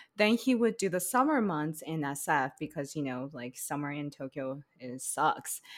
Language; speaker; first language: English; early bilingual, other home language; Chinese